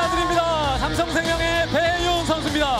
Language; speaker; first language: Korean; native; Korean